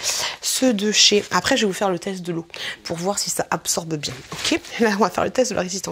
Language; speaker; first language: French; native; French